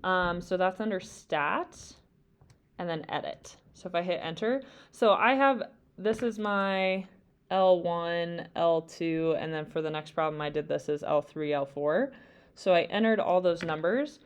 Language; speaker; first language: English; native; English